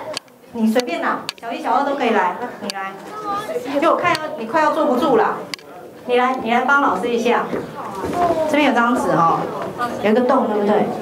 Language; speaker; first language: Chinese; native; Chinese